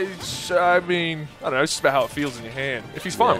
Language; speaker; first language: English; native; English